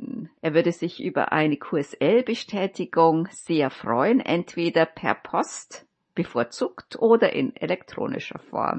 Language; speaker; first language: German; native; German